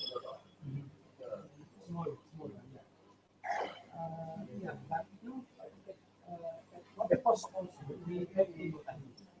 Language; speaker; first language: English; non-native, learner; Indonesian